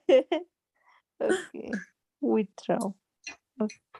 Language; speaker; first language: English; non-native, learner; Spanish